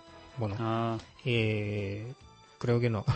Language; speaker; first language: Spanish; non-native, fluent; Japanese